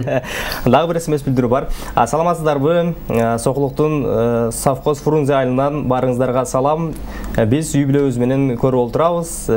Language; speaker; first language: Kyrgyz; native; Kyrgyz